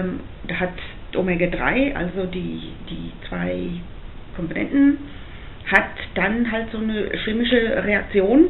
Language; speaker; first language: German; non-native, fluent; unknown